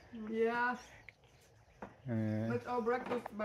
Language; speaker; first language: English; non-native, learner; Russian